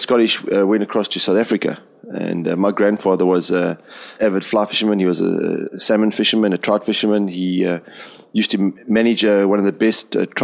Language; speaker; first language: English; native; English